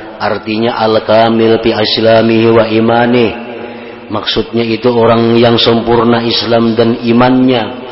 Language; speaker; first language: Indonesian; non-native, local second language; Banjar